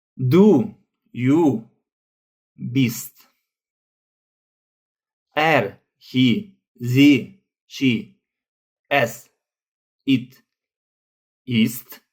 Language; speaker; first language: German; non-native, fluent; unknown